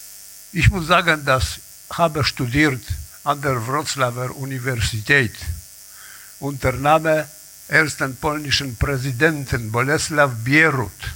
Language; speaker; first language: German; non-native, learner; Polish